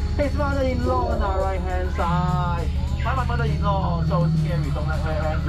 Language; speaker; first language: English; non-native, local second language; Chinese